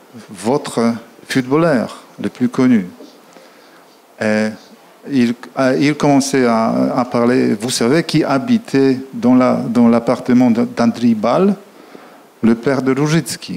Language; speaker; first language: French; non-native, fluent; Polish